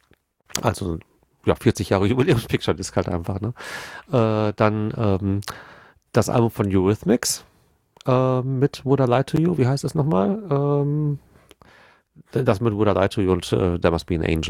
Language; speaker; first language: German; native; German